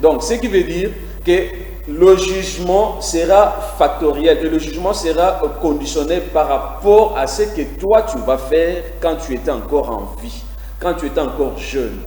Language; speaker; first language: French; non-native, local second language; Lingala